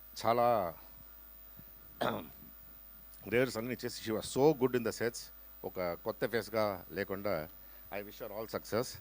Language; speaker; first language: Telugu; non-native, local second language; Tamil